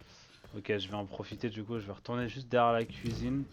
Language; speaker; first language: French; native; French